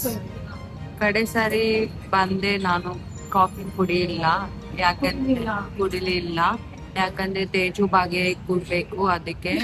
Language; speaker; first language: Kannada; non-native, learner; Telugu